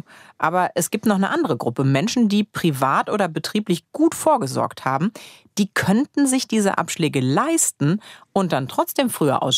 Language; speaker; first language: German; native; German